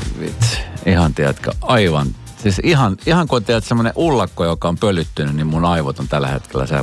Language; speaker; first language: Finnish; native; Finnish